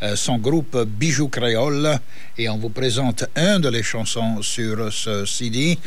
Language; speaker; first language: French; native; French